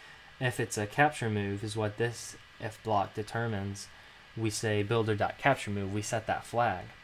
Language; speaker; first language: English; native; English